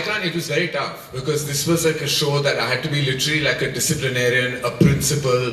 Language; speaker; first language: English; non-native, local second language; Hindi